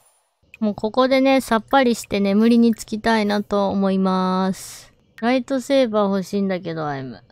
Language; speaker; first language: Japanese; native; Japanese